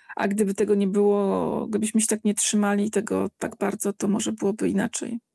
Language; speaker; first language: Polish; native; Polish